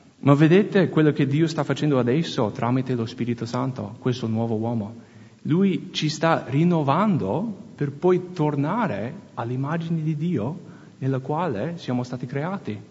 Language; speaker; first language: Italian; non-native, fluent; English